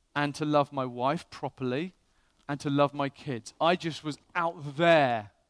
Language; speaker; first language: English; native; English